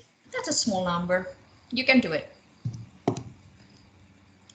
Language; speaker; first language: English; non-native, fluent; Indonesian